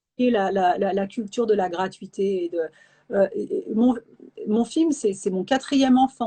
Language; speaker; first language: French; native; French